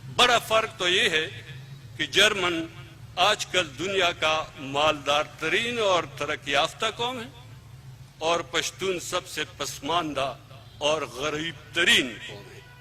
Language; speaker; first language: Urdu; non-native, local second language; Pashto